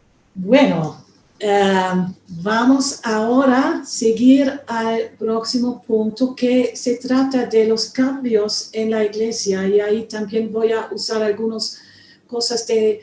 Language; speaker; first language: Spanish; non-native, fluent; German